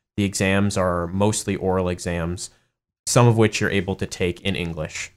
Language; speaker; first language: English; native; English